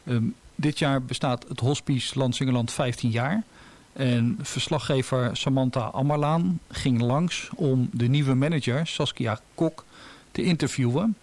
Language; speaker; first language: Dutch; native; Dutch